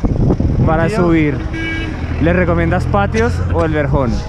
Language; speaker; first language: Spanish; native; Spanish